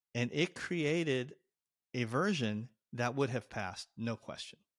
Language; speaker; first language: English; native; English